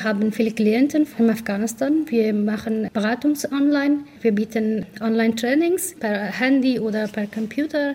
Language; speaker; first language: German; non-native, learner; Persian